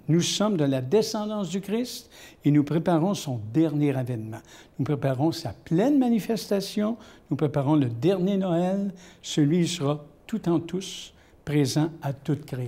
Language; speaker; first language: French; native; French